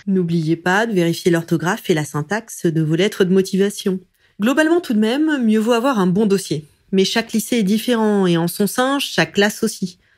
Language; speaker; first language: French; native; French